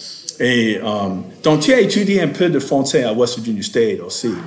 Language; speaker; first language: French; non-native, fluent; English